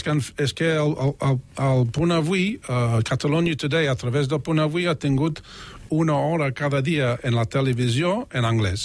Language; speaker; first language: Catalan; non-native, fluent; English